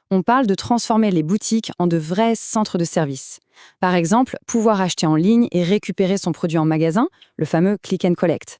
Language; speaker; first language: French; native; French